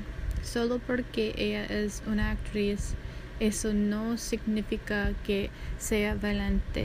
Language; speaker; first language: Spanish; non-native, learner; English